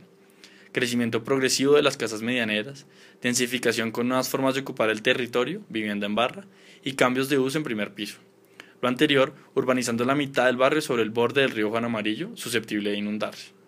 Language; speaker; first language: Spanish; native; Spanish